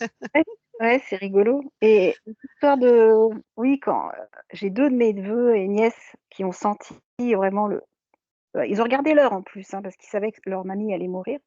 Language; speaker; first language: French; native; French